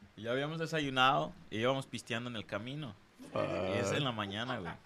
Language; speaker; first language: Spanish; early bilingual, heritage; Spanish